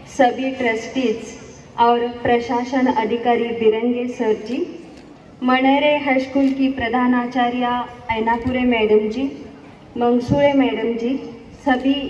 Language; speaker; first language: Hindi; non-native, local second language; Marathi